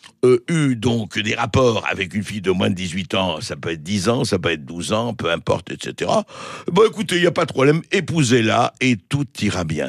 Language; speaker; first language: French; native; French